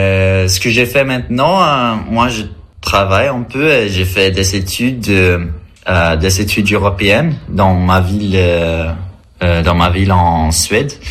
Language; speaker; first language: French; non-native, fluent; Swedish